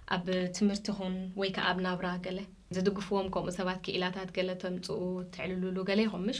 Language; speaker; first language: Tigrinya; native; Tigrinya